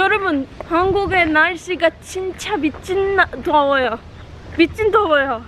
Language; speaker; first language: Korean; non-native, learner; Turkish